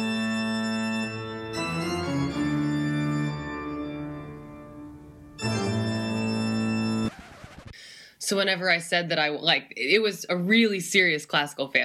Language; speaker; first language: English; native; English